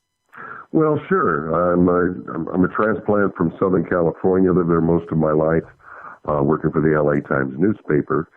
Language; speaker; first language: English; native; English